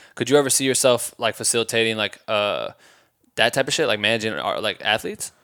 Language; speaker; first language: English; native; English